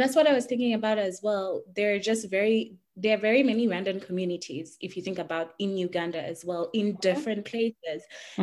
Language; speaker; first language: English; non-native, local second language; Ganda